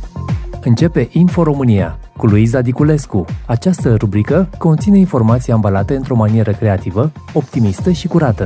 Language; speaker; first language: Romanian; native; Romanian